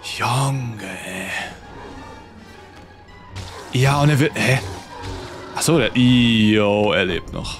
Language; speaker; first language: German; native; German